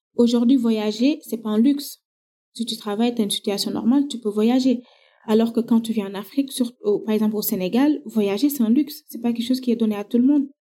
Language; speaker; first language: French; non-native, local second language; Wolof